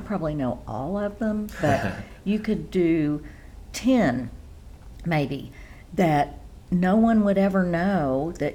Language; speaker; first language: English; native; English